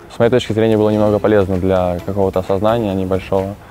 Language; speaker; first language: Russian; native; Russian